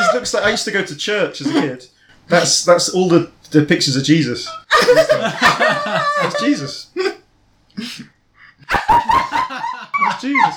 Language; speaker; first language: English; native; English